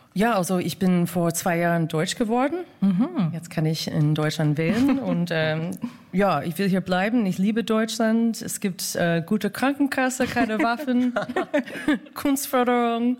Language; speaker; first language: German; non-native, fluent; English